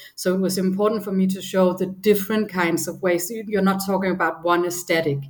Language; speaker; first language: English; non-native, fluent; Danish